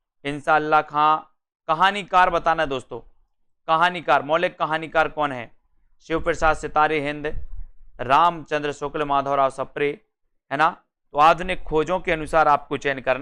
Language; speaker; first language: Hindi; native; Hindi